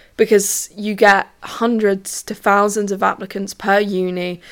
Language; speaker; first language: English; native; English